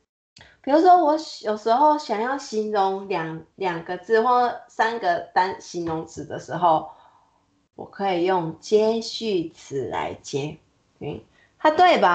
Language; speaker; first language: Chinese; non-native, fluent; Japanese